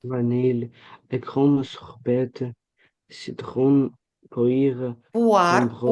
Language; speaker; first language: French; non-native, learner; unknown